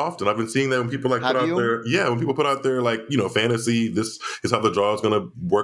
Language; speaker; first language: English; native; English